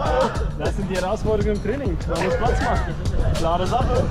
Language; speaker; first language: German; native; German